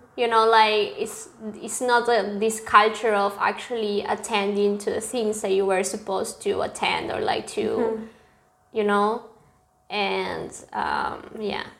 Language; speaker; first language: English; non-native, fluent; Spanish